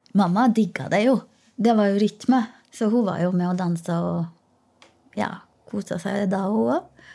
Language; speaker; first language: Norwegian; early bilingual, other home language; Portuguese